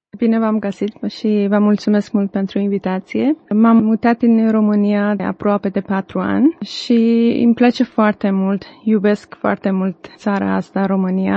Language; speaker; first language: Romanian; non-native, learner; Persian